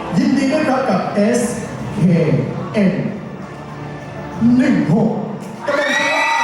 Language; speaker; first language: Thai; native; Thai